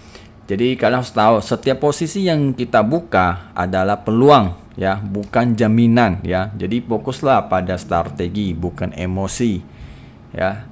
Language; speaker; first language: Indonesian; native; Indonesian